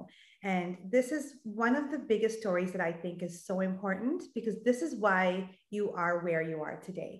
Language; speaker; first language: English; native; English